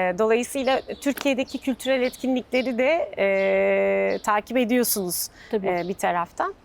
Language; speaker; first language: Turkish; native; Turkish